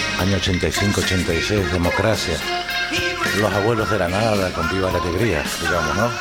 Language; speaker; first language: Spanish; native; Spanish